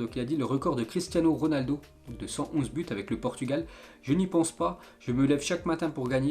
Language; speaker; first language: French; native; French